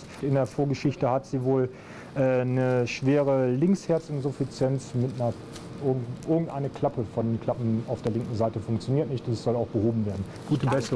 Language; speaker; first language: German; native; German